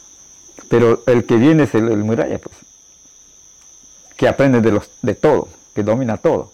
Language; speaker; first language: Spanish; non-native, local second language; Shipibo-Conibo